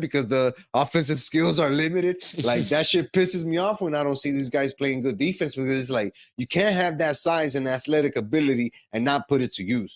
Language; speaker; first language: English; native; English